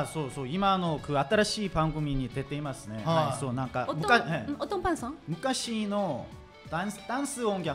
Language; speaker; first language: Japanese; non-native, learner; Korean